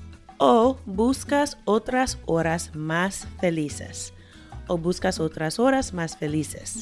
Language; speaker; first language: Spanish; non-native, fluent; English